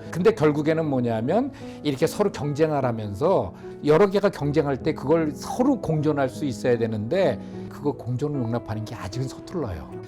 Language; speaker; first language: Korean; native; Korean